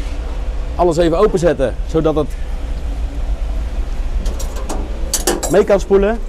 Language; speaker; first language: Dutch; native; Dutch